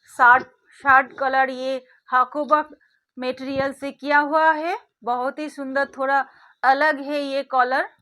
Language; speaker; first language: Hindi; non-native, local second language; Bangla